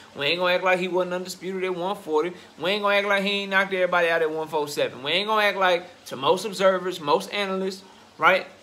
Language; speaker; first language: English; native; English